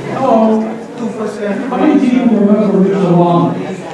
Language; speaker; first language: English; non-native, fluent; Greek